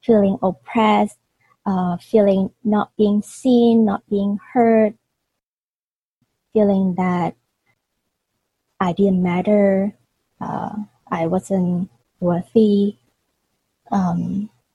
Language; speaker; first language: English; non-native, local second language; Cantonese